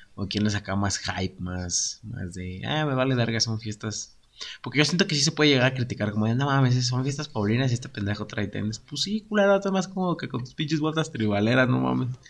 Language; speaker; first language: Spanish; native; Spanish